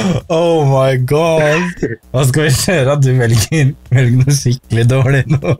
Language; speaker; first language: Norwegian; native; Norwegian